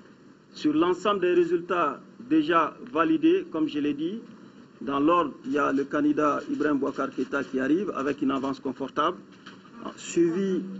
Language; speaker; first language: French; non-native, local second language; Bambara